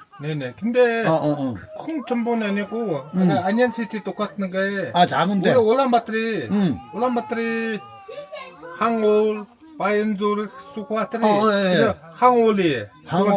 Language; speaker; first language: Korean; non-native, learner; Mongolian